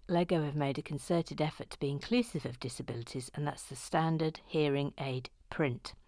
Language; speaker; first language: English; native; English